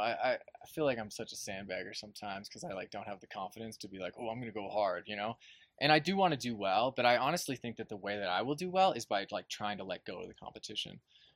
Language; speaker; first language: English; native; English